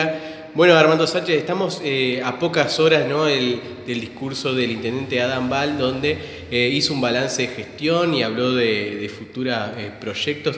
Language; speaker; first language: Spanish; native; Spanish